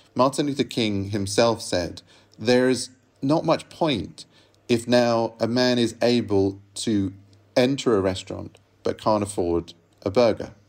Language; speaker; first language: English; native; English